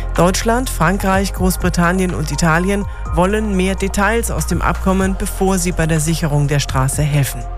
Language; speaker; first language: German; native; German